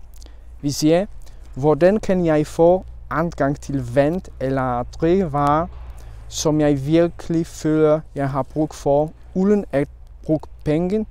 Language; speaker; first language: Danish; non-native, learner; Polish